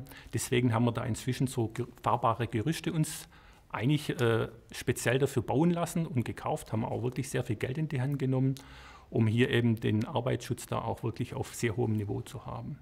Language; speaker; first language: German; native; German